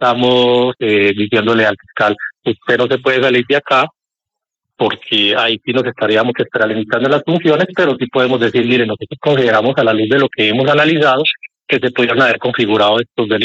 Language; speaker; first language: Spanish; native; Spanish